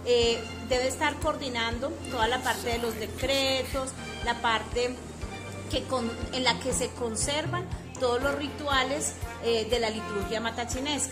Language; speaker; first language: Spanish; native; Spanish